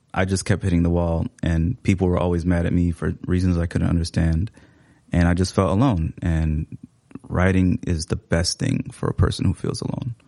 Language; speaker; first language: English; early bilingual, other home language; Somali